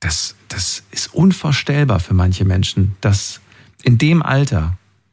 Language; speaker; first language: German; native; German